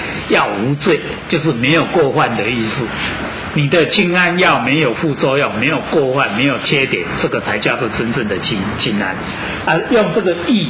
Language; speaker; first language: Chinese; native; Chinese